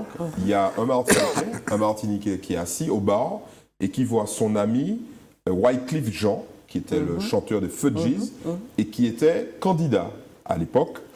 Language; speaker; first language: French; native; French